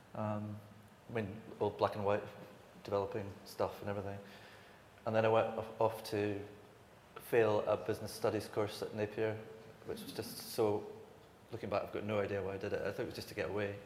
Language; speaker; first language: English; native; English